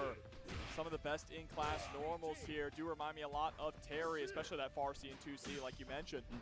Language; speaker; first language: English; native; English